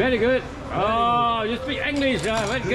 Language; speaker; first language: English; non-native, learner; Hmong